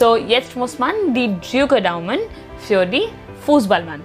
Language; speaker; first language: German; non-native, fluent; Hindi